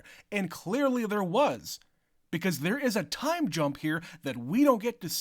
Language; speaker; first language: English; native; English